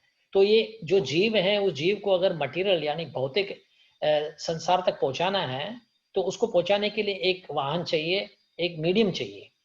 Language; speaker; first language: Hindi; native; Hindi